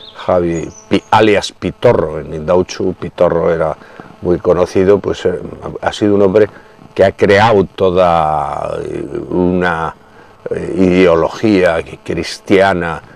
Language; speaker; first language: Spanish; native; Spanish